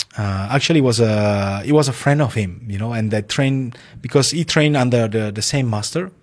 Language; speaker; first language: English; non-native, fluent; Italian